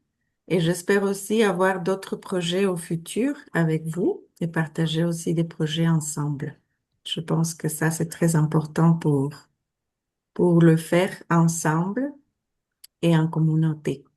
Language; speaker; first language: French; non-native, fluent; Spanish